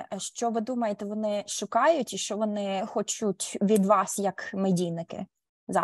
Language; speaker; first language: Ukrainian; early bilingual, heritage; Ukrainian